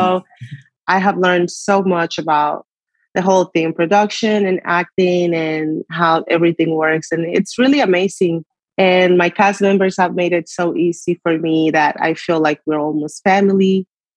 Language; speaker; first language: English; non-native, fluent; Spanish